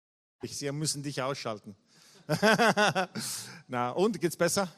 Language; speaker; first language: German; non-native, fluent; Italian